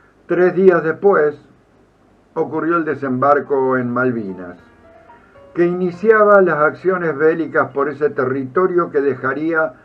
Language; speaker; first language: Spanish; native; Spanish